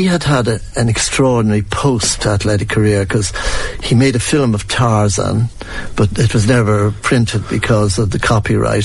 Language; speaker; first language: English; native; English